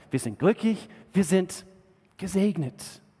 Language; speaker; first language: German; non-native, fluent; English